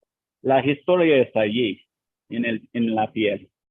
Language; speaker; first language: Spanish; non-native, learner; English